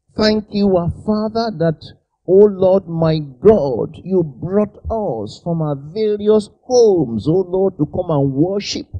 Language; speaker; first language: English; non-native, local second language; Yoruba